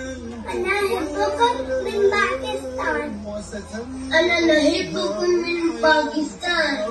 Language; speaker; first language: Arabic; non-native, learner; Urdu